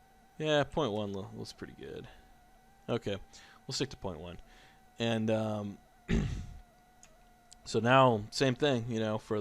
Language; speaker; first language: English; native; English